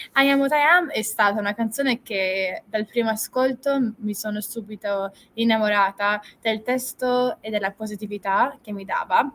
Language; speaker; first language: Italian; non-native, fluent; English